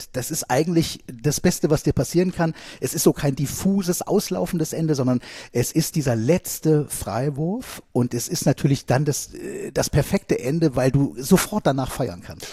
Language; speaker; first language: German; native; German